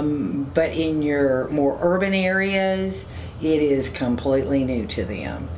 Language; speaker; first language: English; native; English